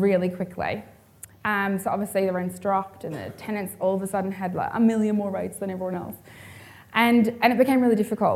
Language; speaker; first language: English; native; English